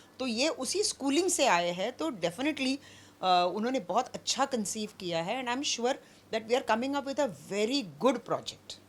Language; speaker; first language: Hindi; non-native, local second language; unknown